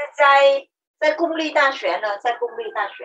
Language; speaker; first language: Chinese; non-native, learner; Vietnamese